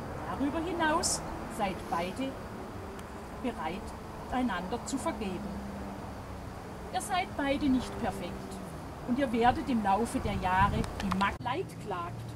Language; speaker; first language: German; native; German